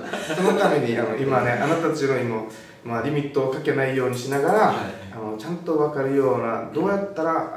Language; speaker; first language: Japanese; native; Japanese